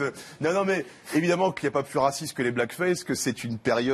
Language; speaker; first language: French; native; French